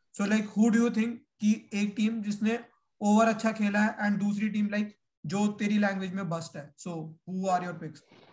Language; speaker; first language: Hindi; native; Hindi